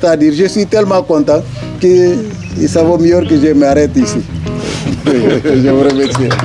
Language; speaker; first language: French; non-native, fluent; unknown